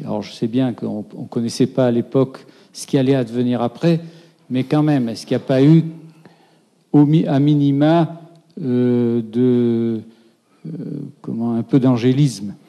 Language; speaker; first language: French; native; French